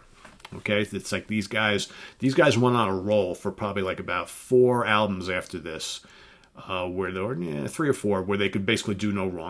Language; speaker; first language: English; native; English